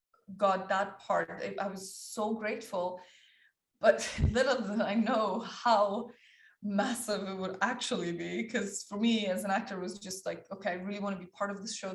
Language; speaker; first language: English; early bilingual, other home language; Persian